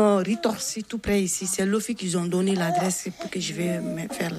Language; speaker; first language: French; non-native, learner; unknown